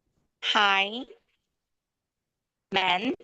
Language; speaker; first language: Chinese; non-native, learner; Burmese